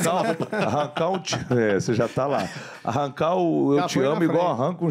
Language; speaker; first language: Portuguese; native; Portuguese